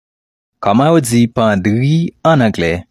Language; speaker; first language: French; non-native, local second language; Haitian Creole